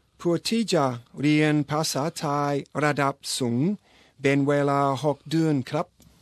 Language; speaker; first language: Thai; non-native, learner; English